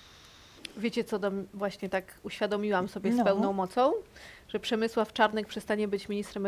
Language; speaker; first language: Polish; native; Polish